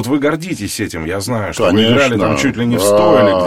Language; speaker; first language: Russian; native; Russian